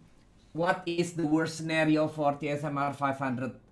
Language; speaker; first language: English; non-native, fluent; Indonesian